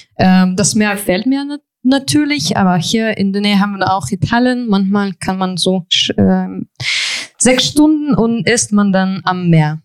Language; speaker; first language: German; non-native, fluent; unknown